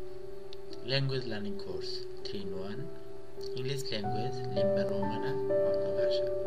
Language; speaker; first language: English; non-native, local second language; Bangla